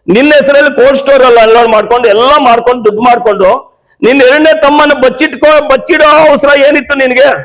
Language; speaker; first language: Kannada; native; Kannada